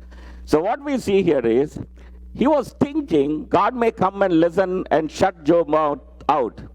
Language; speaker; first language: English; non-native, local second language; Telugu